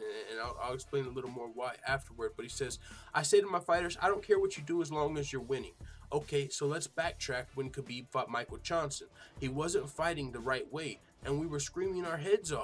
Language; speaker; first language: English; native; English